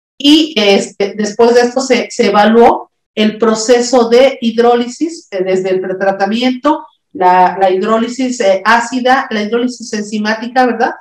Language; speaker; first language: Spanish; native; Spanish